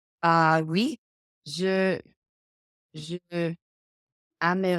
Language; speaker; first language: French; non-native, learner; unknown